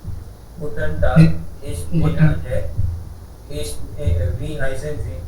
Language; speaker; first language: German; non-native, learner; Gujarati